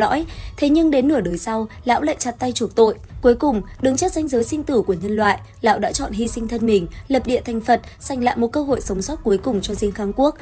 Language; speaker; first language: Vietnamese; native; Vietnamese